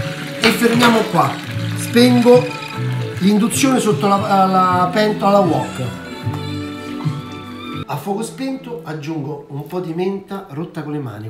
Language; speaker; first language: Italian; native; Italian